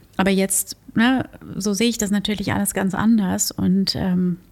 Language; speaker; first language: German; early bilingual, other home language; Portuguese